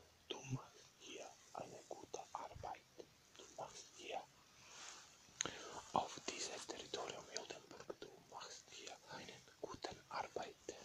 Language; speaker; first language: German; non-native, learner; Bosnian